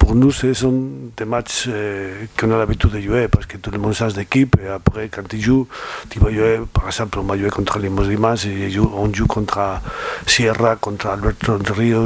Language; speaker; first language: French; non-native, fluent; Spanish